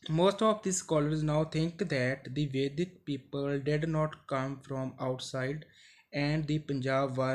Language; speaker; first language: English; non-native, local second language; Punjabi